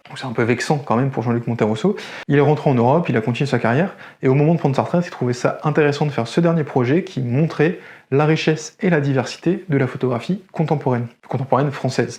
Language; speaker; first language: French; native; French